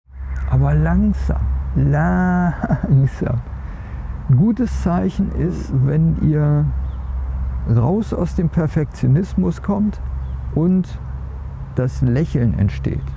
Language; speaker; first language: German; native; German